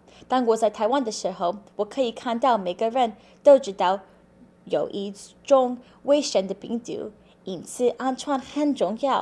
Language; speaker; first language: Chinese; non-native, learner; English